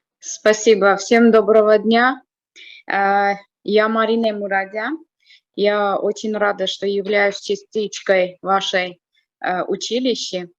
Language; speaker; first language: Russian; non-native, fluent; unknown